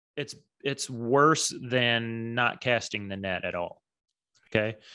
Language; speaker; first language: English; native; English